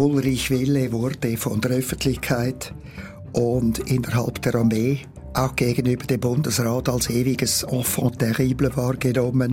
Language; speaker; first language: German; native; German